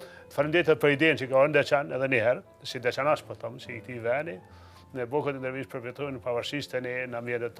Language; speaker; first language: Albanian; native; Albanian